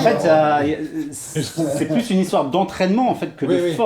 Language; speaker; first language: French; native; French